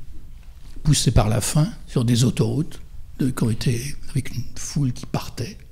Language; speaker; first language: French; native; French